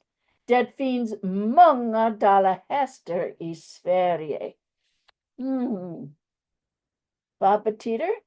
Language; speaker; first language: Swedish; non-native, fluent; English